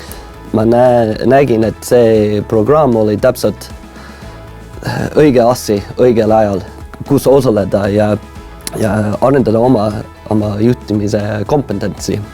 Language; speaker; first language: Estonian; non-native, fluent; English